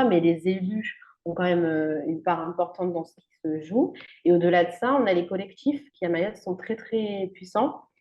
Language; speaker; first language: French; native; French